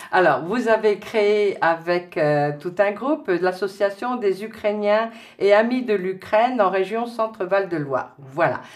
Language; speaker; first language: French; native; French